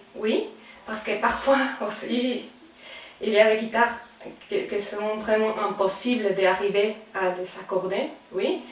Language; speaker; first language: French; non-native, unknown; Spanish